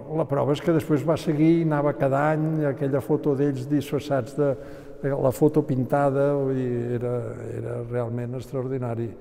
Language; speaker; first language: Catalan; native; Catalan